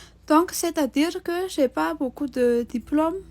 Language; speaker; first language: French; non-native, local second language; Malagasy